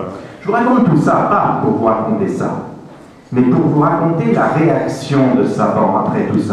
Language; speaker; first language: French; native; French